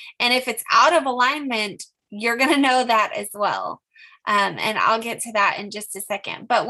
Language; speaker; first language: English; native; English